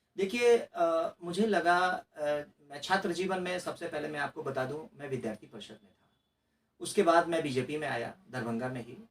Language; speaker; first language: Hindi; non-native, local second language; Maithili